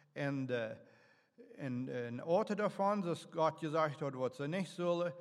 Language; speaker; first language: German; native; German